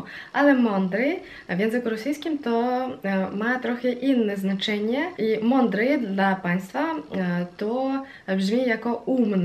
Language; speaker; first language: Polish; non-native, fluent; Russian